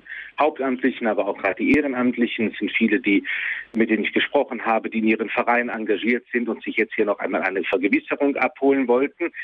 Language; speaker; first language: German; native; German